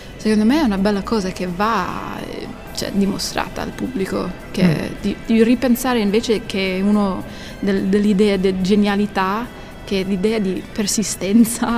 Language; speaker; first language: Italian; non-native, fluent; English